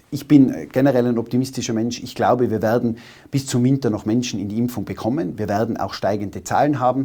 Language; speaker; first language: German; native; German